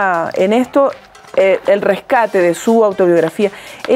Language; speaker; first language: Spanish; native; Spanish